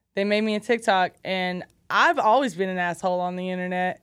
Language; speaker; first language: English; native; English